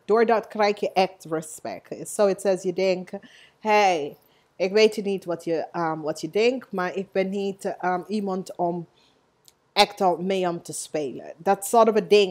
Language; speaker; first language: Dutch; non-native, learner; English